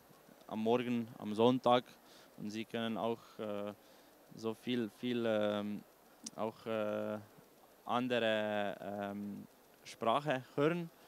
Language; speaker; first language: German; non-native, learner; Slovenian